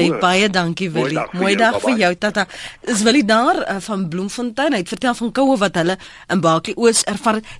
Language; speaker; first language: Afrikaans; native; Afrikaans